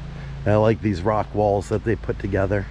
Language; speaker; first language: English; native; English